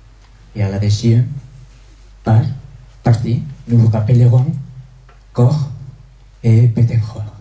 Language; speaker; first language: French; non-native, fluent; Spanish